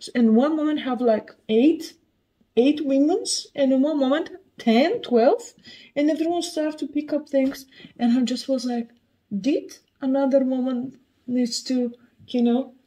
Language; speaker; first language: English; non-native, learner; Bulgarian